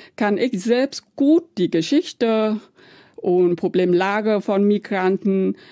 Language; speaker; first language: German; non-native, fluent; Vietnamese